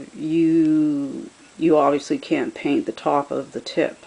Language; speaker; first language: English; native; English